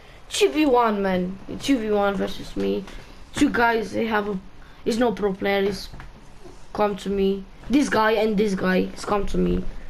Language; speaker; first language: English; non-native, learner; Romanian